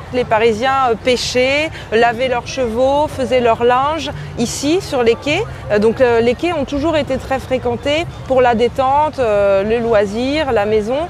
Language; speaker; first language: French; native; French